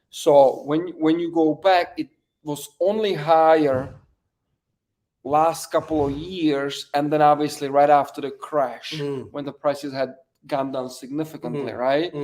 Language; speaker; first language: English; native; English